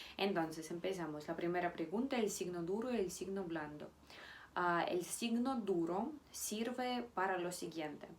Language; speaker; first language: Spanish; non-native, fluent; Russian